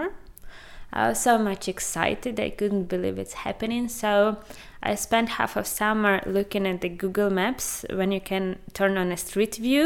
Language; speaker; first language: English; non-native, fluent; Ukrainian